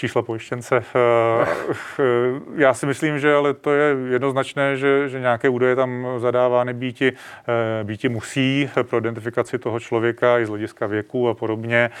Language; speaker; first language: Czech; native; Czech